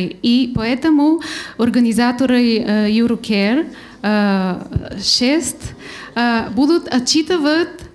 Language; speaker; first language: Russian; non-native, learner; Bulgarian